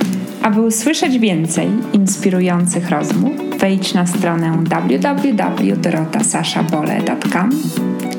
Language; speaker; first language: Polish; native; Polish